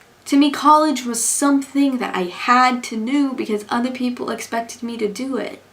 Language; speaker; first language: English; native; English